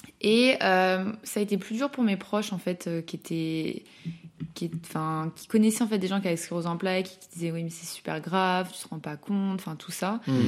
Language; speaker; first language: French; native; French